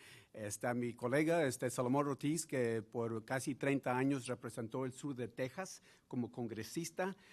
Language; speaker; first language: Spanish; early bilingual, heritage; Spanish